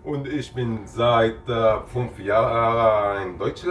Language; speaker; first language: German; non-native, learner; Arabic